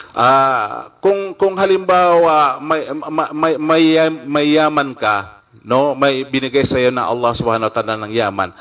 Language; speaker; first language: Filipino; non-native, local second language; Maguindanaon